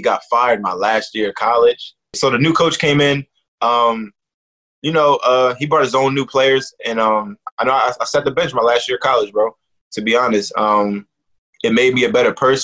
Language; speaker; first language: English; native; English